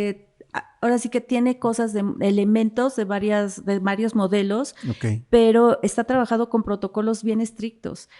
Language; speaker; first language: Spanish; native; Spanish